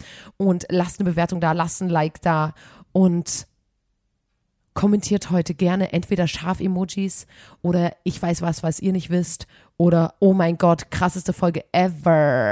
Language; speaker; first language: German; native; German